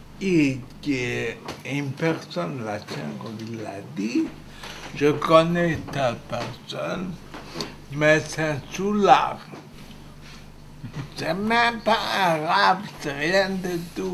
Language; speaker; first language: French; non-native, fluent; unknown